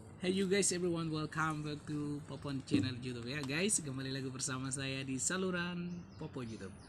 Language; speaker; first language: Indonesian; native; Indonesian